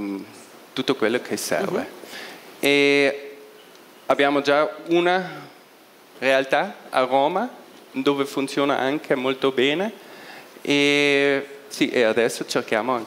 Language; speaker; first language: Italian; non-native, local second language; German